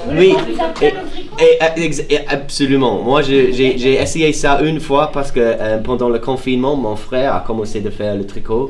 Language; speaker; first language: French; non-native, fluent; English